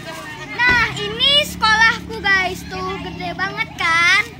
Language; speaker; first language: Indonesian; native; Indonesian